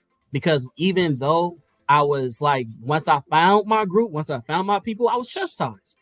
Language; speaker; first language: English; native; English